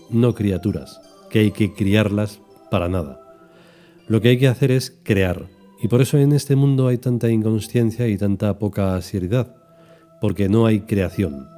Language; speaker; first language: Spanish; native; Spanish